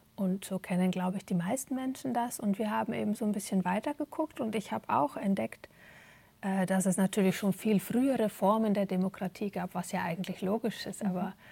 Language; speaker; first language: German; native; German